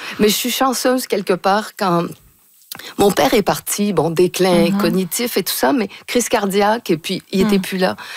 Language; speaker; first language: French; native; French